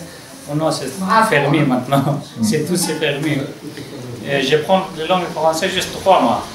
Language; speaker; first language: French; non-native, learner; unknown